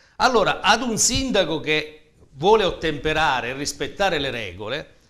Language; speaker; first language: Italian; native; Italian